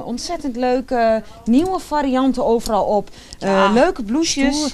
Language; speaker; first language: Dutch; native; Dutch